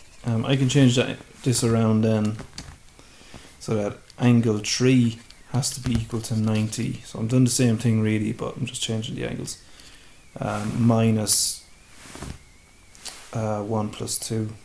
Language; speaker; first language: English; native; English